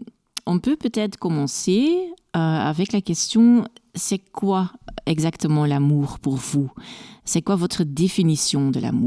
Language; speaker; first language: French; non-native, local second language; Dutch